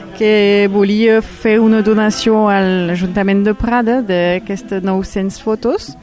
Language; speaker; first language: Catalan; non-native, local second language; French